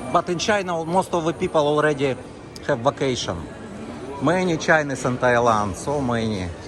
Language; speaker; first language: English; non-native, learner; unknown